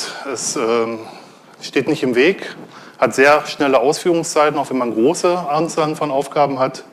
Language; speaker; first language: German; native; German